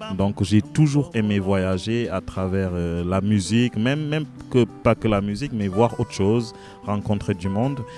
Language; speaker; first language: French; non-native, local second language; Wolof